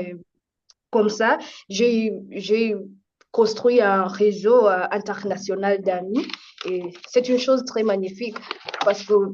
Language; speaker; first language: French; non-native, fluent; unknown